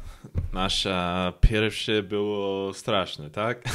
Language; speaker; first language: Polish; non-native, learner; English